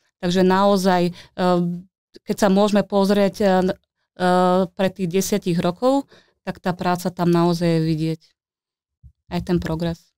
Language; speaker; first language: Slovak; native; Slovak